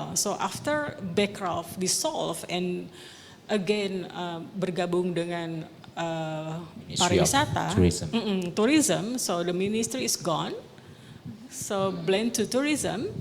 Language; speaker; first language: English; non-native, local second language; Indonesian